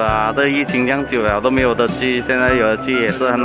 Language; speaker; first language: Chinese; native; Chinese